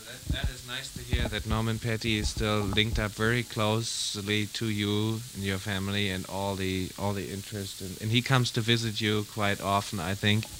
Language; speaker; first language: English; non-native, fluent; German